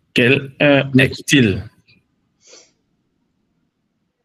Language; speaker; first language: French; non-native, fluent; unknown